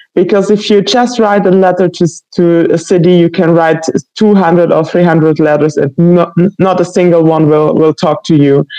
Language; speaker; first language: English; non-native, fluent; German